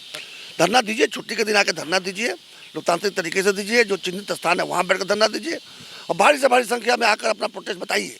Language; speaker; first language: Hindi; native; Hindi